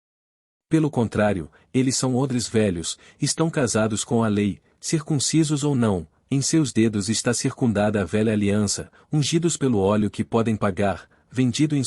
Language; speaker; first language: Portuguese; native; Portuguese